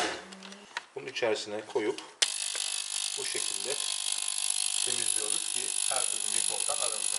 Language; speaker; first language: Turkish; native; Turkish